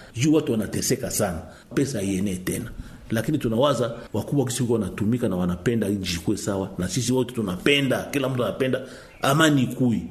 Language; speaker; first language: Swahili; non-native, local second language; Nande